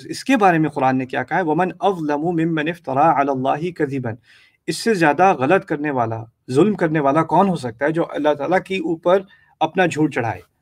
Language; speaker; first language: Urdu; native; Urdu